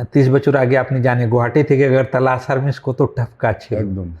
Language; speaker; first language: Bangla; non-native, local second language; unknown